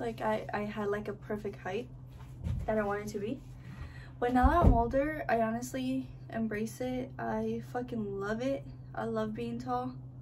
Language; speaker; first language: English; early bilingual, other home language; Spanish